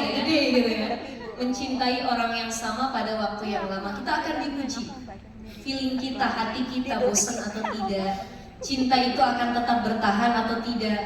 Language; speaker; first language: Indonesian; native; Indonesian